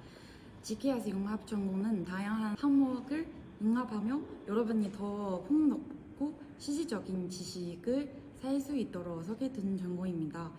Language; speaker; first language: Korean; non-native, fluent; Chinese